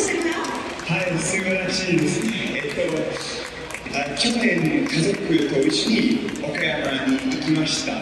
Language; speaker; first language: Japanese; non-native, learner; English